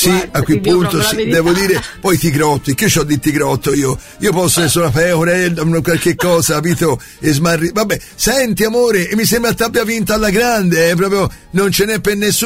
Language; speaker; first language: Italian; native; Italian